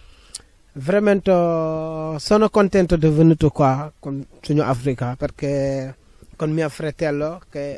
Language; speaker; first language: Italian; non-native, learner; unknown